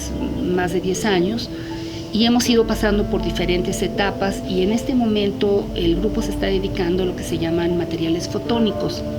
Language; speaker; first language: Spanish; native; Spanish